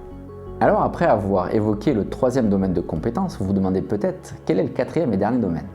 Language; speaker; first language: French; native; French